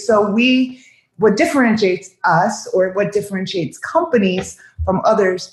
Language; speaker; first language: English; native; English